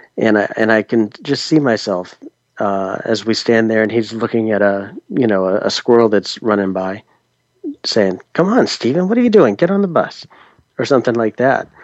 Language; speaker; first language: English; native; English